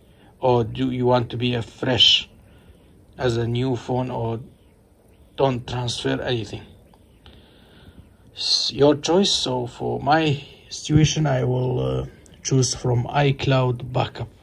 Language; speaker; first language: English; non-native, fluent; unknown